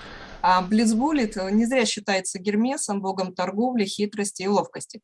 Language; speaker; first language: Russian; native; Russian